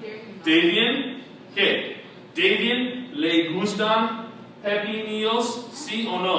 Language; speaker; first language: Spanish; non-native, fluent; English